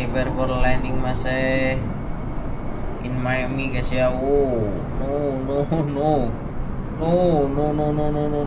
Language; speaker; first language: English; non-native, local second language; Indonesian